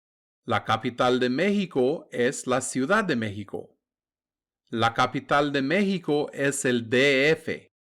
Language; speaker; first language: Spanish; non-native, fluent; English